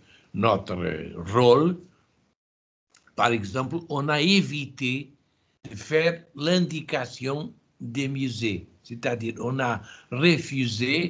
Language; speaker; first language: French; non-native, fluent; Portuguese